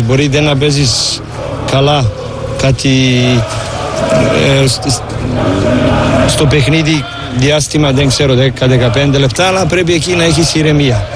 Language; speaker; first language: Greek; non-native, learner; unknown